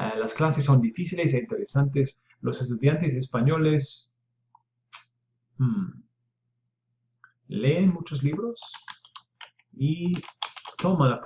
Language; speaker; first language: Spanish; non-native, learner; English